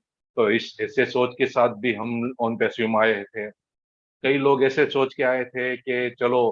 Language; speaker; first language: Hindi; non-native, local second language; Gujarati